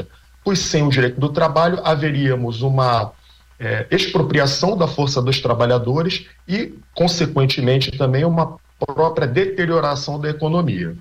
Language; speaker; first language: Portuguese; native; Portuguese